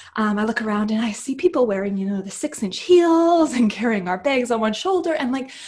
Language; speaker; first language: English; native; English